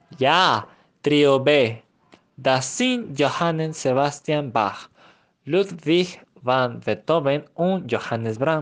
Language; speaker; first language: German; non-native, learner; Spanish